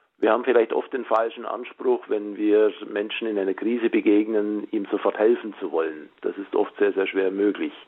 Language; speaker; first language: German; native; German